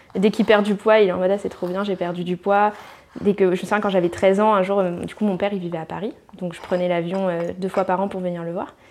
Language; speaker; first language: French; native; French